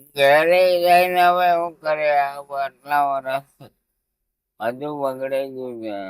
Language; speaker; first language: Gujarati; non-native, local second language; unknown